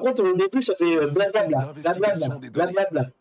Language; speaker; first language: French; native; French